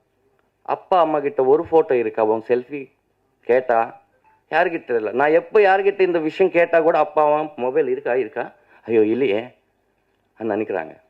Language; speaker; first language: Tamil; non-native, learner; Telugu